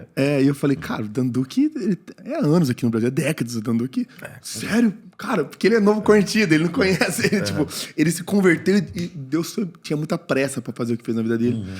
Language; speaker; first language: Portuguese; native; Portuguese